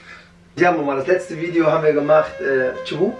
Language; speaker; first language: German; early bilingual, other home language; Kurdish